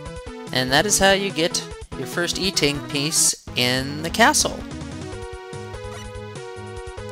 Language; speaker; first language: English; native; English